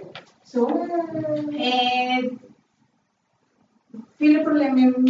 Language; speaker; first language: German; non-native, learner; Spanish